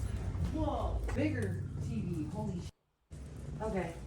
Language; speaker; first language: English; native; English